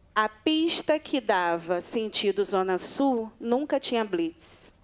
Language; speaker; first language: Portuguese; native; Portuguese